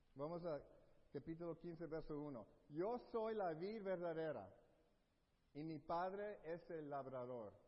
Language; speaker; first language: Spanish; early bilingual, heritage; Spanish